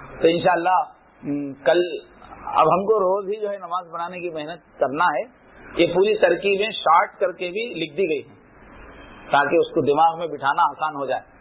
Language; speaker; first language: Urdu; native; Urdu